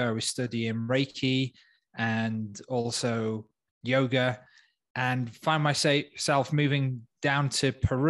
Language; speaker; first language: English; native; English